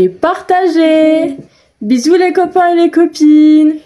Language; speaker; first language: French; native; French